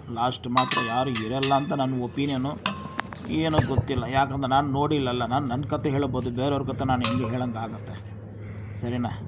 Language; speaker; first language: Kannada; non-native, local second language; Tamil